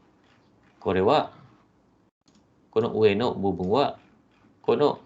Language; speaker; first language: Japanese; non-native, fluent; Malay